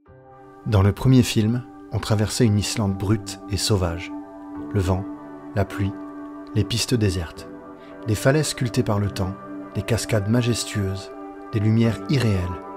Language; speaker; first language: French; native; French